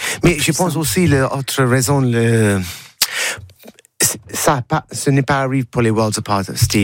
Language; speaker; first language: French; non-native, learner; English